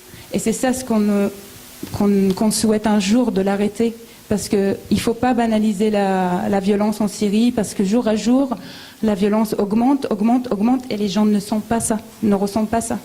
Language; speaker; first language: French; non-native, fluent; Arabic